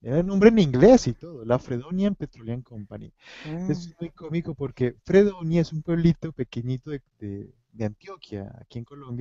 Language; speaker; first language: Spanish; native; Spanish